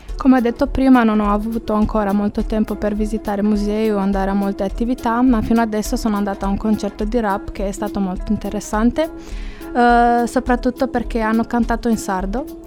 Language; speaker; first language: Italian; non-native, fluent; Romanian